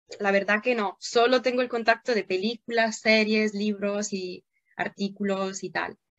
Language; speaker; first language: Spanish; non-native, fluent; Italian